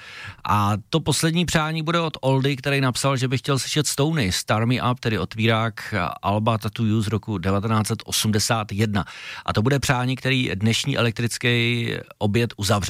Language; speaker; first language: Czech; native; Czech